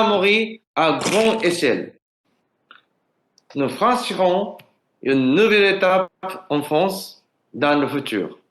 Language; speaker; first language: French; non-native, learner; Japanese